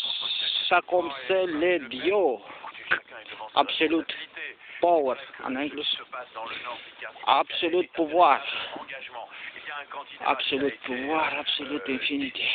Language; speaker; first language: French; non-native, learner; Romanian